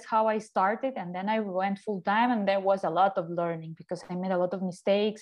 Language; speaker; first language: English; non-native, fluent; Ukrainian